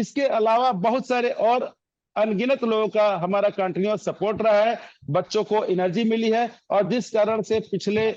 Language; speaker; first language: Hindi; native; Hindi